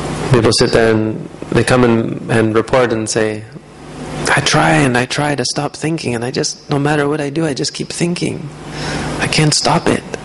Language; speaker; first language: English; native; English